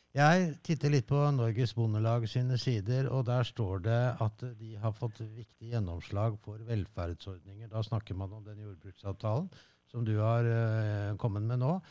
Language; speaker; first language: Norwegian; native; Norwegian